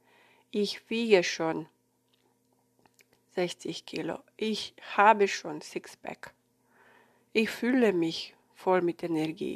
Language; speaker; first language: German; non-native, fluent; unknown